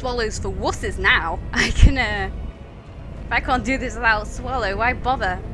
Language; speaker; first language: English; native; English